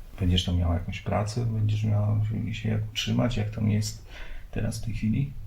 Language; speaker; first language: Polish; native; Polish